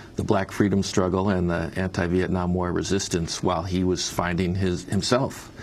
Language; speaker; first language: English; native; English